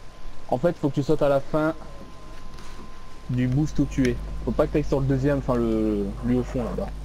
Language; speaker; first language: French; native; French